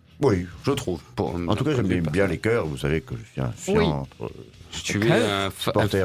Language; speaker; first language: French; native; French